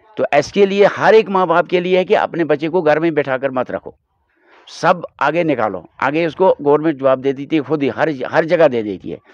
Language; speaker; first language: Hindi; non-native, local second language; Kashmiri